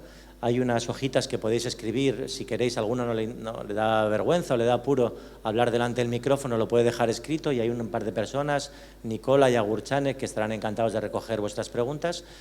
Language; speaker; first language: Spanish; native; Spanish